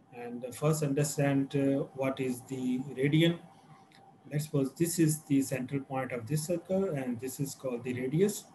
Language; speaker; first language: English; non-native, local second language; Urdu